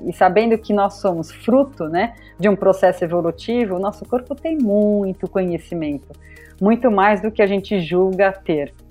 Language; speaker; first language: Portuguese; native; Portuguese